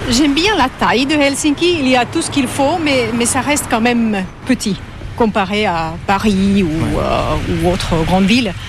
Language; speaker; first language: French; non-native, fluent; Finnish